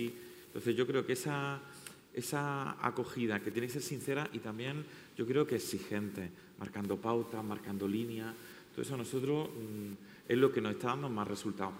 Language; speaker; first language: Spanish; native; Spanish